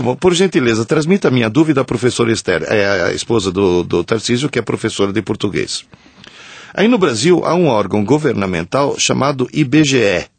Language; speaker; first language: Portuguese; early bilingual, other home language; Italian